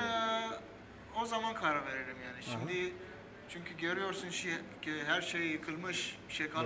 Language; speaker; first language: Turkish; early bilingual, heritage; Armenian